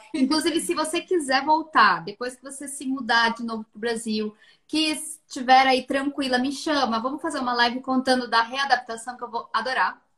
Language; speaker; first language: Portuguese; native; Portuguese